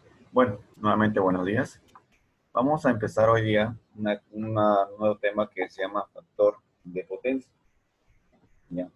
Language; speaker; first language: Spanish; native; Spanish